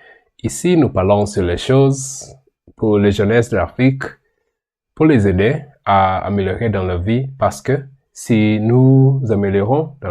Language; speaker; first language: French; non-native, learner; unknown